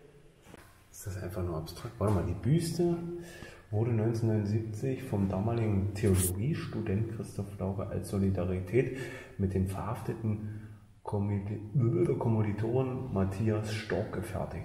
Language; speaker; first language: German; native; German